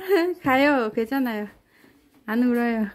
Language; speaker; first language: Korean; non-native, learner; Vietnamese